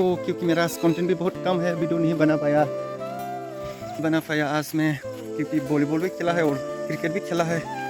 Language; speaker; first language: Hindi; non-native, local second language; Kok Borok